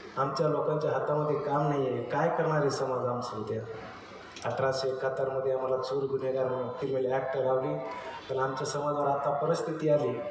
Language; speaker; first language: Marathi; non-native, local second language; Lambadi